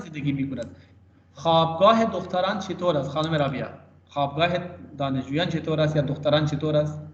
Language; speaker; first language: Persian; non-native, fluent; Urdu